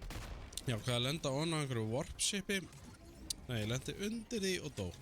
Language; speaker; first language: Icelandic; native; Icelandic